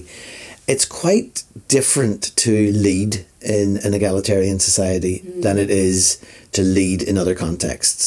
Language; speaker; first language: English; native; English